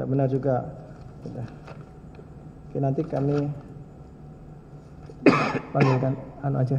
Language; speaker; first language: Indonesian; native; Indonesian